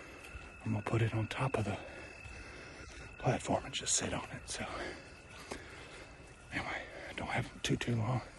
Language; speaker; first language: English; native; English